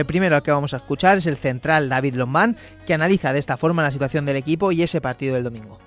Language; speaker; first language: Spanish; native; Spanish